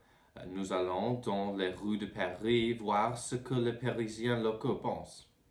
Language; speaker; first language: French; non-native, learner; English